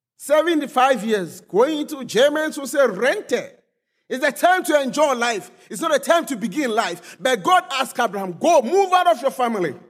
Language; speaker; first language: English; non-native, local second language; Akan